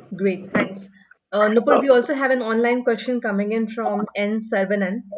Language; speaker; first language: English; non-native, local second language; Hindi